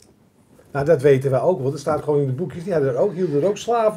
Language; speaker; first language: Dutch; native; Dutch